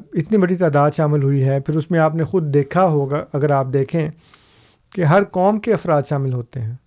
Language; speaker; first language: Urdu; non-native, local second language; Punjabi